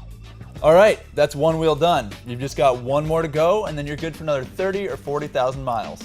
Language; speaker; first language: English; native; English